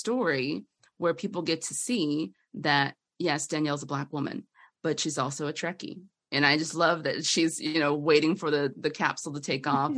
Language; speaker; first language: English; native; English